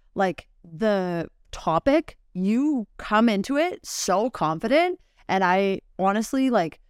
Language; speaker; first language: English; native; English